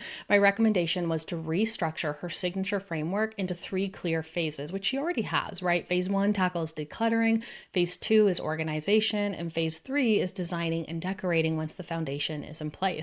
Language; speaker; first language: English; native; English